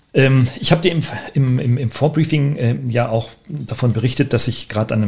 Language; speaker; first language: German; native; German